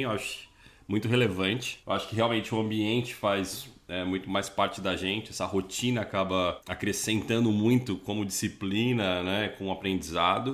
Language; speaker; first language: Portuguese; native; Portuguese